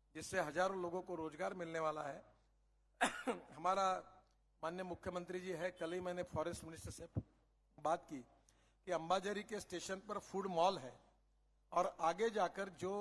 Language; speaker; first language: Hindi; non-native, local second language; Marathi